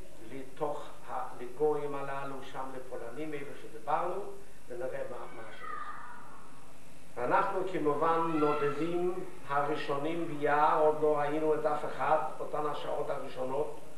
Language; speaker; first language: Hebrew; non-native, fluent; Yiddish